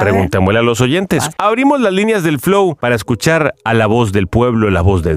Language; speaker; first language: Spanish; native; Spanish